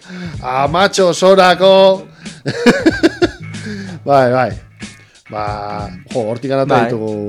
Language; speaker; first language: Basque; native; Basque